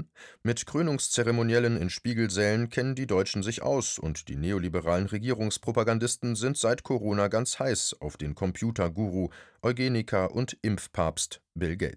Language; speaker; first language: German; native; German